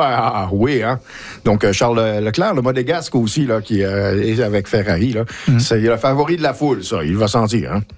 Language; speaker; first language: French; native; French